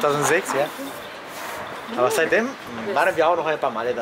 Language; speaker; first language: German; native; German